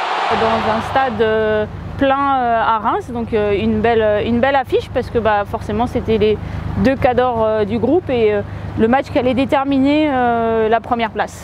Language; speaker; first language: French; native; French